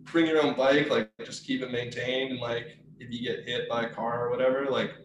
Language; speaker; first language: English; native; English